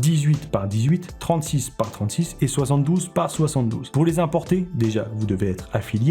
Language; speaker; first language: French; native; French